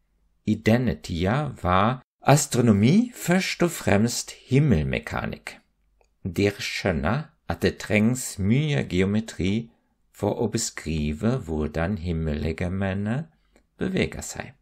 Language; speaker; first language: Norwegian; non-native, fluent; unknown